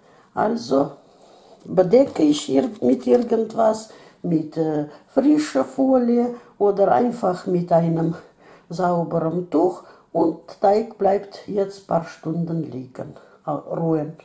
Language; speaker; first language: German; non-native, fluent; Russian